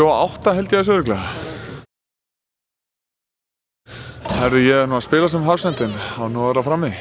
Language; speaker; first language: Icelandic; native; Icelandic